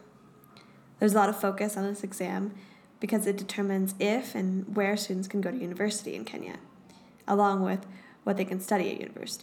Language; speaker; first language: English; native; English